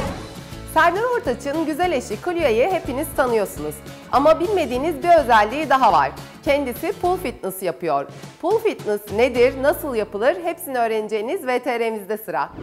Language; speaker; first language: Turkish; native; Turkish